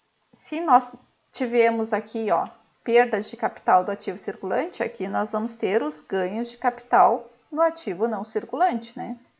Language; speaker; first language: Portuguese; native; Portuguese